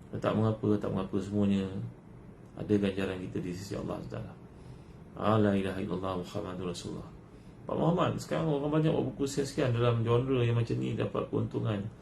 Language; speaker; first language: Malay; native; Malay